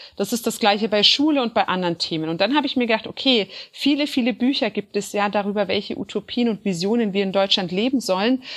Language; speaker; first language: German; early bilingual, other home language; Turkish